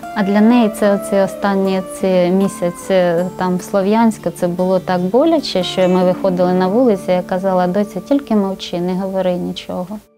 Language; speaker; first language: Ukrainian; native; Ukrainian